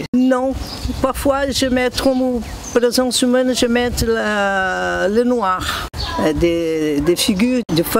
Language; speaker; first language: French; non-native, fluent; Portuguese